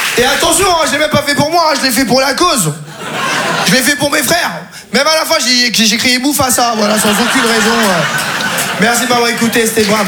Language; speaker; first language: French; native; French